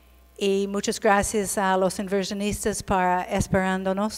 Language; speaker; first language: Spanish; non-native, learner; English